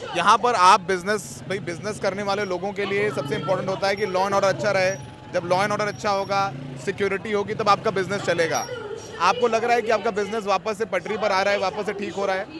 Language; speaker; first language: Hindi; native; Hindi